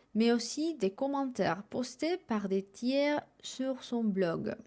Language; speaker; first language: French; non-native, fluent; Spanish